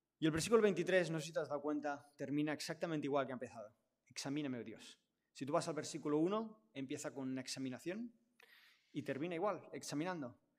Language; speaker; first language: Spanish; non-native, local second language; Catalan